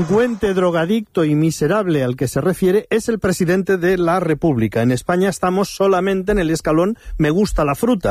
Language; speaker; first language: Spanish; native; Spanish